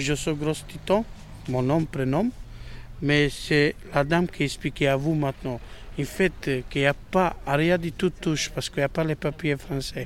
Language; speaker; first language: French; non-native, learner; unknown